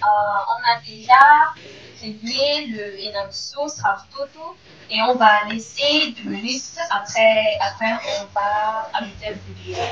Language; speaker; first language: French; non-native, local second language; Malagasy